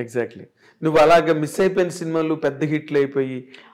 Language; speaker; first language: Telugu; native; Telugu